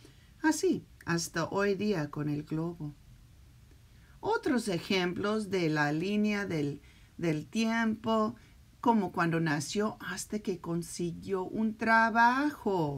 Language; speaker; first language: Spanish; early bilingual, heritage; Spanish